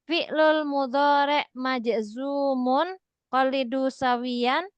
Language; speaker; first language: Arabic; non-native, fluent; Indonesian